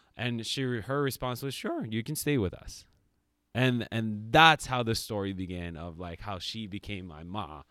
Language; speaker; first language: English; early bilingual, other home language; Japanese